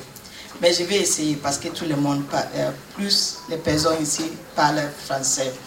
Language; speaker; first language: French; non-native, learner; English